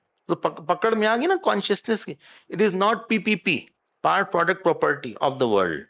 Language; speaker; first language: English; non-native, local second language; Hindi